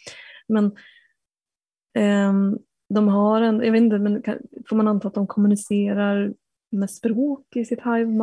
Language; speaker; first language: Swedish; native; Swedish